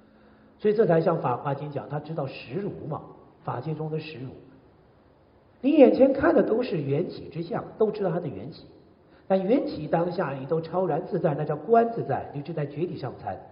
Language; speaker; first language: Chinese; native; Chinese